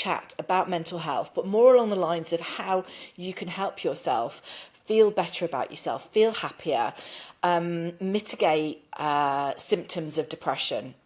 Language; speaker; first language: English; native; English